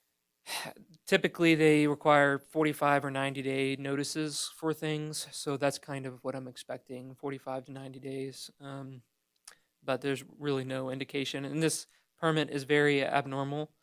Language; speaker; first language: English; native; English